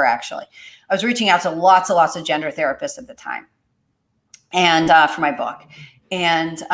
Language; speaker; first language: English; native; English